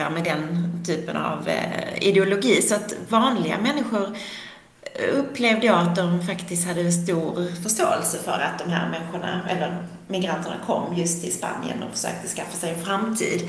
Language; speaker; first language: Swedish; native; Swedish